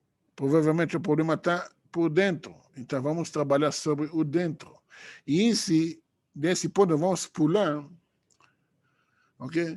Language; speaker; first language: Portuguese; non-native, fluent; Hebrew